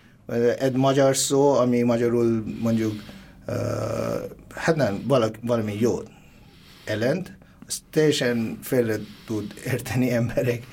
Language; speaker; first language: Hungarian; non-native, fluent; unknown